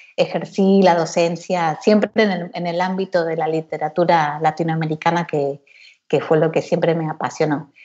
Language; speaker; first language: Spanish; native; Spanish